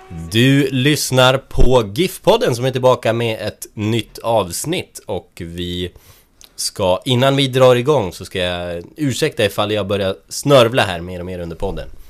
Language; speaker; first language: Swedish; native; Swedish